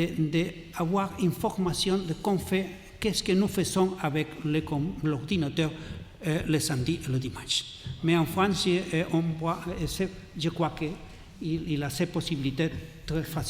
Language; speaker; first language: French; non-native, learner; Catalan